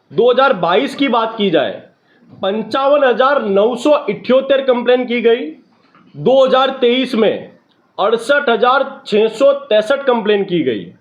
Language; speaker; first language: Hindi; non-native, local second language; Gujarati